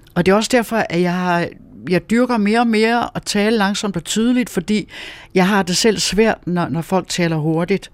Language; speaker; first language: Danish; native; Danish